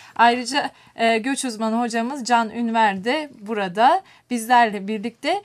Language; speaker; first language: Turkish; native; Turkish